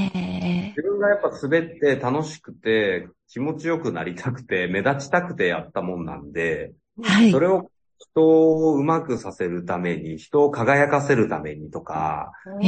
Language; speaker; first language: Japanese; native; Japanese